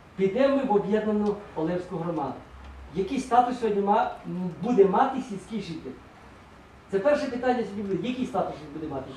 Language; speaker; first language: Ukrainian; native; Ukrainian